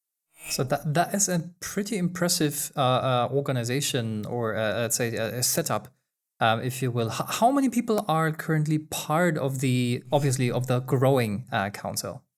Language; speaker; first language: English; non-native, fluent; German